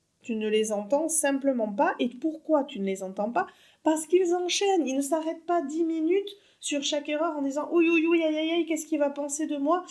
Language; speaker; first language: French; native; French